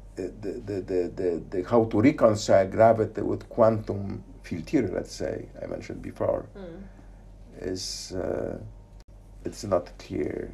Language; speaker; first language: English; non-native, fluent; Polish